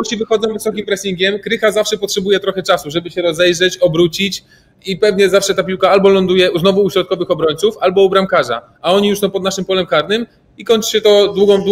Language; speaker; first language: Polish; native; Polish